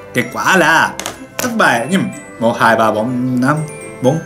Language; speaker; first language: Vietnamese; non-native, fluent; Japanese